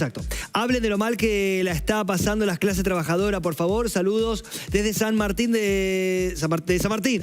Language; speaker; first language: Spanish; native; Spanish